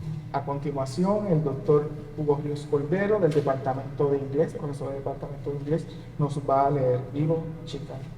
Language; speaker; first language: Spanish; native; Spanish